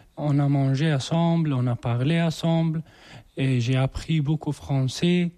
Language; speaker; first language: French; non-native, learner; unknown